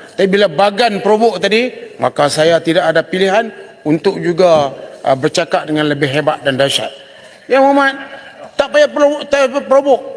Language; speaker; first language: Malay; native; Malay